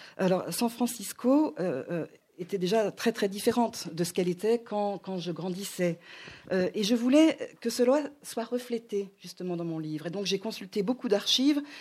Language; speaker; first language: French; native; French